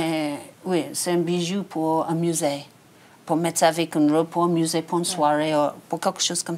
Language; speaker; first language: French; non-native, learner; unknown